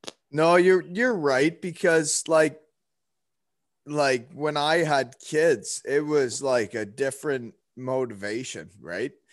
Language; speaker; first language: English; native; English